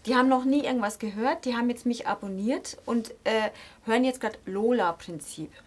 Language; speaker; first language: German; native; German